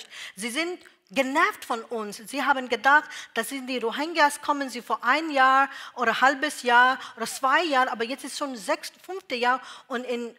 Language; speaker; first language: German; non-native, learner; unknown